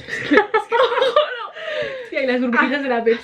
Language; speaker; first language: Spanish; native; Spanish